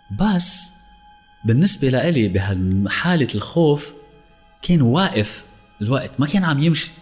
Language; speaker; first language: Arabic; native; Arabic